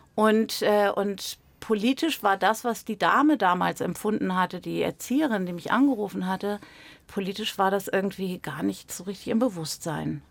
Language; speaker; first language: German; native; German